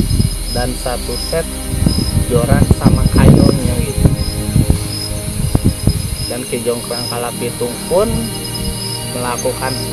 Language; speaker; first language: Indonesian; native; Indonesian